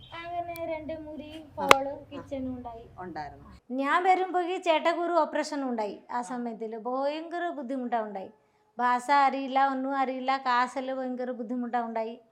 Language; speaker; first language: Malayalam; non-native, local second language; Odia